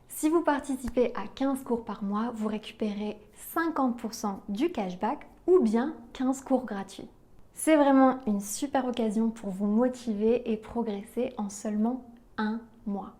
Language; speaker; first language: French; native; French